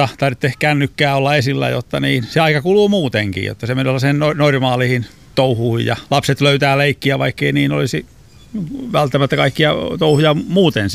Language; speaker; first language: Finnish; native; Finnish